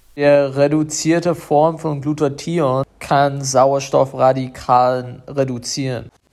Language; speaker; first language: German; non-native, fluent; English